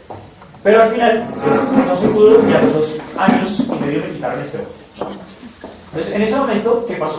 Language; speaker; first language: Spanish; native; Spanish